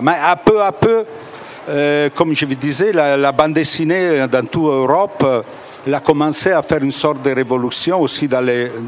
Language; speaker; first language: French; non-native, fluent; Italian